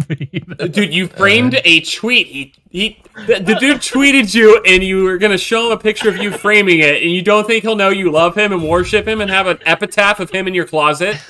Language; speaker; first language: English; native; English